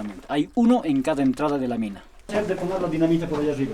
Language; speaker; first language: Spanish; native; Spanish